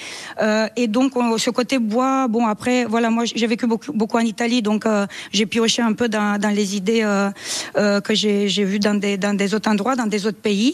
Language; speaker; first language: French; non-native, fluent; Romanian